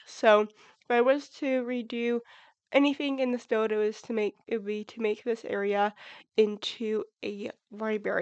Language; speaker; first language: English; native; English